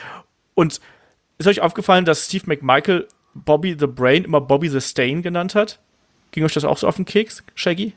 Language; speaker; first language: German; native; German